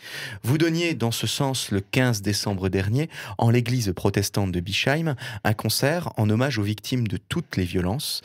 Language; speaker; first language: French; native; French